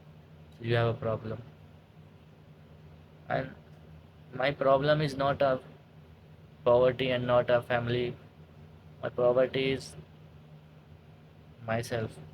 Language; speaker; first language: English; non-native, learner; Hindi